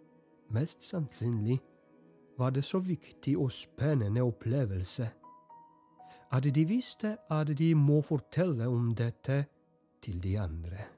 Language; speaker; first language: Norwegian; non-native, fluent; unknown